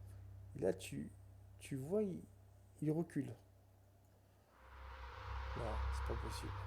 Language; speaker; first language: French; native; French